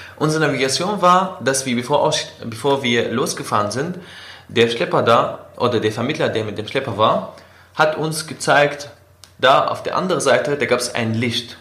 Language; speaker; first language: German; non-native, fluent; Kurdish